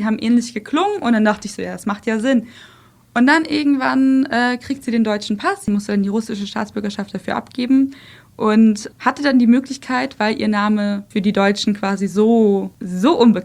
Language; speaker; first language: German; early bilingual, other home language; Russian